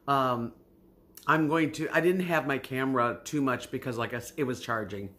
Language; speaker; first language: English; native; English